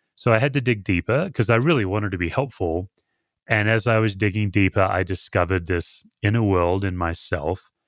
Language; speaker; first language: English; native; English